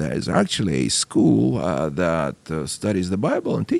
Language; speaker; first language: English; non-native, fluent; Russian